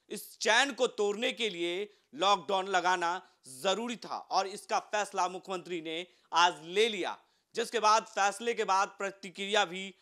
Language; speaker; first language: Hindi; native; Hindi